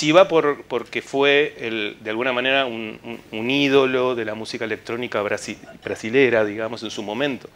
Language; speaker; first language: Spanish; native; Spanish